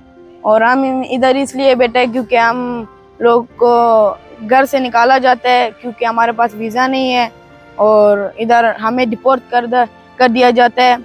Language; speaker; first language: Hindi; non-native, fluent; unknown